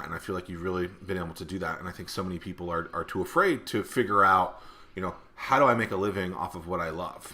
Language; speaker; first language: English; native; English